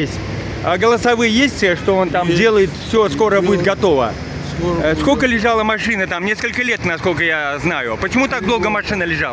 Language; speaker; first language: Russian; non-native, local second language; Uzbek